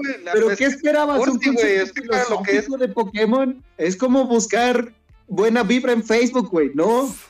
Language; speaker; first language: Spanish; native; Spanish